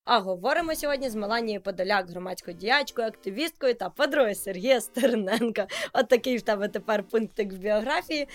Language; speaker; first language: Ukrainian; native; Ukrainian